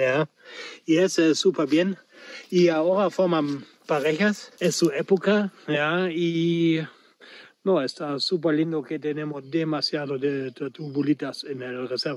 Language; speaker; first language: Spanish; non-native, learner; German